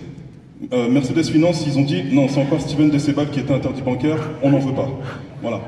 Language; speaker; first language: French; native; French